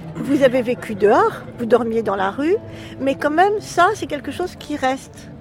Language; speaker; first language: French; native; French